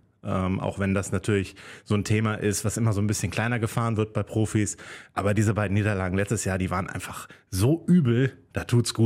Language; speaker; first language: German; native; German